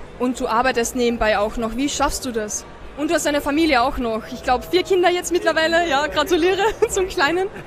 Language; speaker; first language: German; native; German